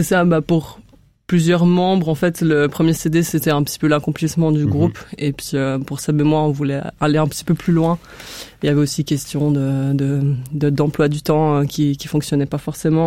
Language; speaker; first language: French; native; French